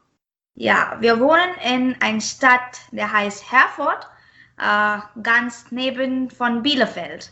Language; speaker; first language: German; non-native, fluent; Marathi